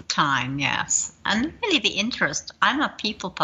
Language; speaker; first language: English; native; English